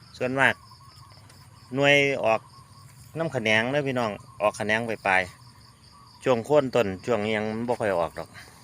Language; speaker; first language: Thai; native; Thai